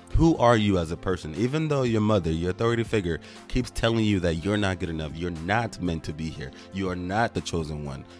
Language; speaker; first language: English; non-native, local second language; Igbo